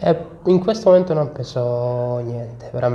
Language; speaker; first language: Italian; non-native, learner; Serbian